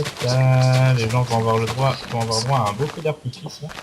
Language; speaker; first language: French; native; French